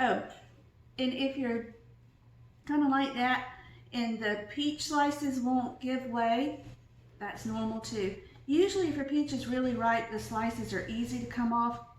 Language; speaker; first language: English; native; English